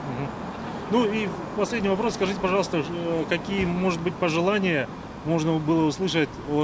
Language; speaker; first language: Russian; native; Russian